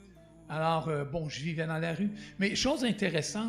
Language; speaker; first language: French; native; French